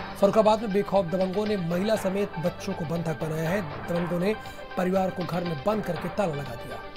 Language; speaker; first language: Hindi; native; Hindi